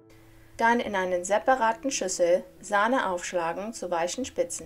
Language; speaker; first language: German; non-native, fluent; English